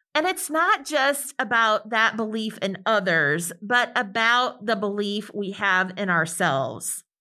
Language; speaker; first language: English; native; English